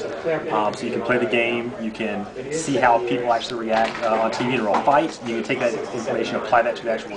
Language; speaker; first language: English; native; English